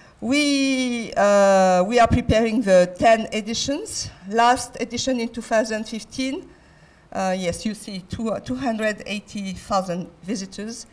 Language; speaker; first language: English; non-native, fluent; French